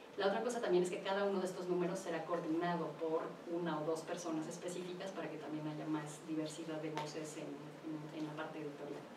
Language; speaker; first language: Spanish; native; Spanish